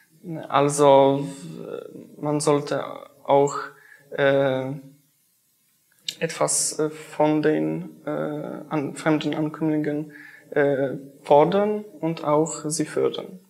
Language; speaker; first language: German; non-native, fluent; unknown